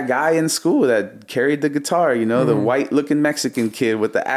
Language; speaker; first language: English; early bilingual, other home language; Spanish